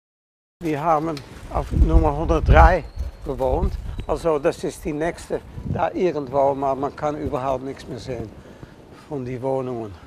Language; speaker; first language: German; non-native, fluent; Dutch